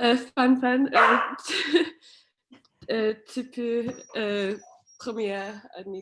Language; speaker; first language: French; non-native, fluent; English